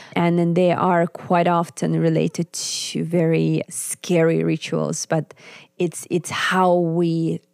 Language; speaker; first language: English; non-native, fluent; Russian